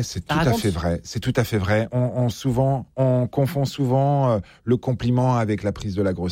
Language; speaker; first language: French; native; French